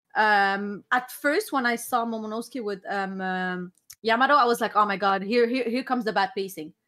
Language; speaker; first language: English; non-native, fluent; Arabic